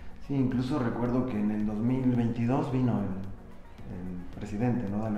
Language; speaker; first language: Spanish; native; Spanish